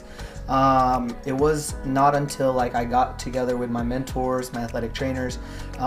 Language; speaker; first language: English; native; English